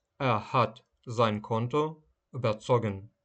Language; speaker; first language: German; non-native, fluent; Ukrainian